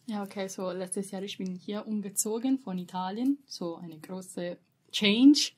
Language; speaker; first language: German; non-native, learner; Italian